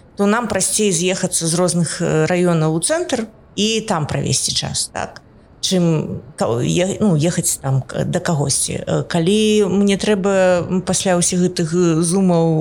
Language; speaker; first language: Belarusian; non-native, local second language; Russian